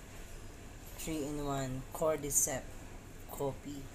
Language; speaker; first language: English; non-native, learner; Filipino